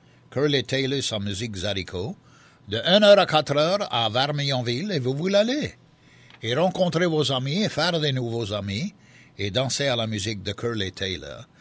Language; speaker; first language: French; early bilingual, heritage; French